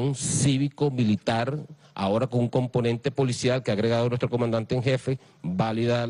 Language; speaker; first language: Spanish; native; Spanish